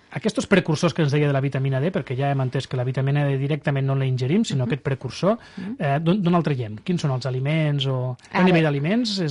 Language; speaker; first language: Catalan; native; Catalan